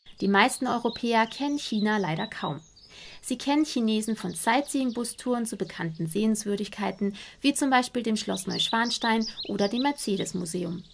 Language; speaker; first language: German; non-native, fluent; Chinese